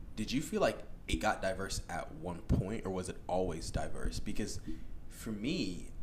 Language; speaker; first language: English; native; English